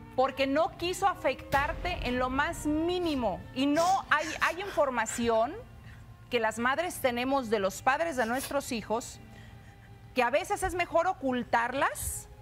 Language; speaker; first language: Spanish; native; Spanish